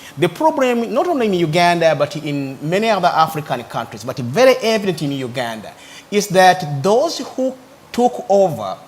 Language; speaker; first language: English; non-native, local second language; Ganda